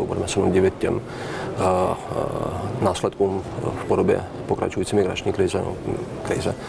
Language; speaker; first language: Czech; native; Czech